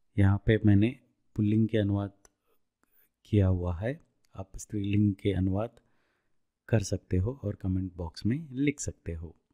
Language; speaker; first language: Hindi; non-native, local second language; Kannada